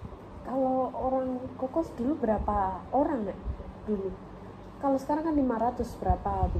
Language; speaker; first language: Indonesian; early bilingual, heritage; English